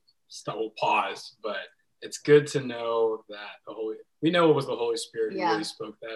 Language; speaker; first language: English; native; English